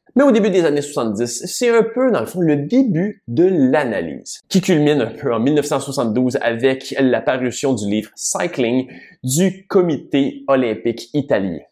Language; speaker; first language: French; native; French